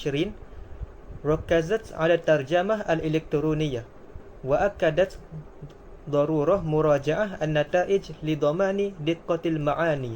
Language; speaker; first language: Arabic; non-native, learner; Malay